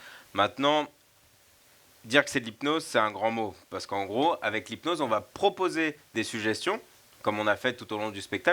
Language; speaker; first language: French; native; French